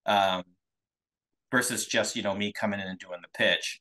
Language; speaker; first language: English; native; English